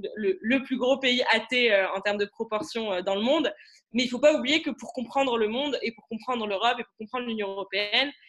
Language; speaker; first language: French; non-native, local second language; Arabic